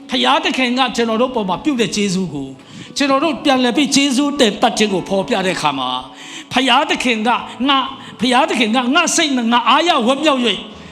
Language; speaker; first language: Burmese; non-native, local second language; Tedim Chin